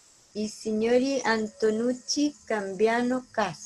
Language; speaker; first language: Italian; non-native, learner; Spanish